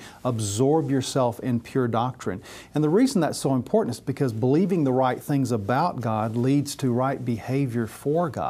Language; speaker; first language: English; native; English